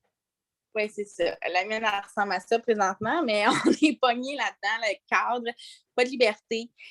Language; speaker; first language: French; native; French